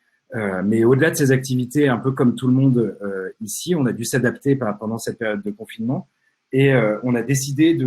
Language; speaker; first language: French; native; French